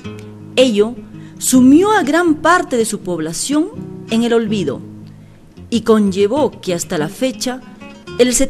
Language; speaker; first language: Spanish; native; Spanish